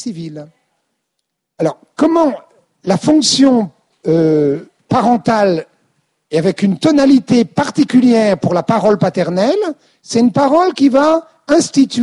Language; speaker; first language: French; native; French